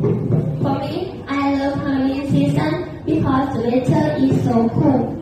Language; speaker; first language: English; non-native, learner; Thai